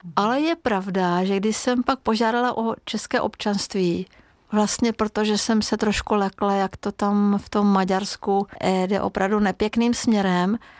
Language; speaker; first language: Czech; non-native, fluent; Hungarian